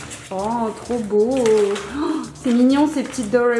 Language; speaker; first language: French; native; French